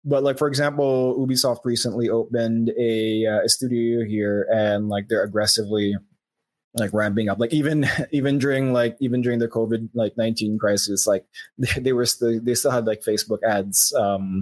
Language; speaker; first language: English; non-native, local second language; Filipino